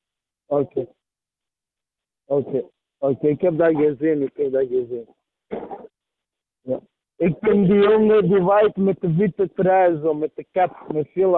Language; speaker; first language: Dutch; non-native, fluent; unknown